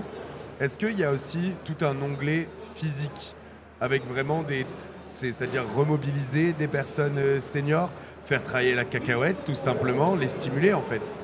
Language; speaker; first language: French; native; French